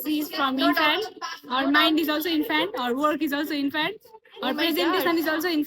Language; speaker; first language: English; non-native, learner; Nepali